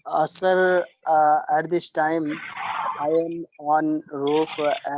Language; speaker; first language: English; non-native, learner; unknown